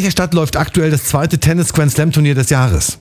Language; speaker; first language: German; native; German